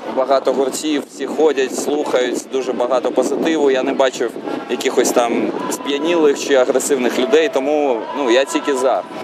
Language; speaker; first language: Ukrainian; non-native, local second language; Russian